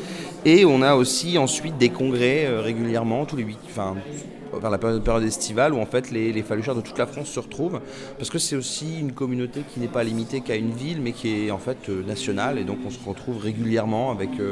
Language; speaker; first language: French; native; French